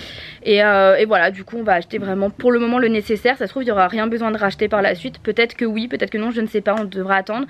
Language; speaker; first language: French; native; French